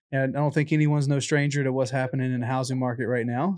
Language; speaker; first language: English; native; English